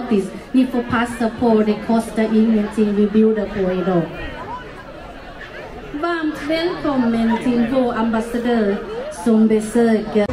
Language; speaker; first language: Swedish; non-native, fluent; Thai